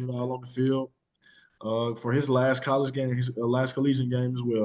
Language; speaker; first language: English; native; English